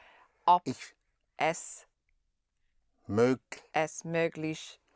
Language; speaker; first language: German; non-native, learner; English